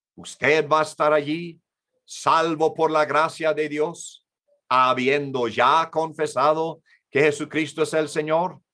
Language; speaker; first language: Spanish; non-native, fluent; English